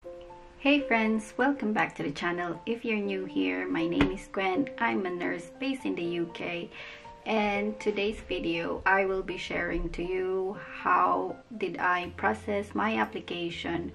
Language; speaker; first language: English; non-native, local second language; Filipino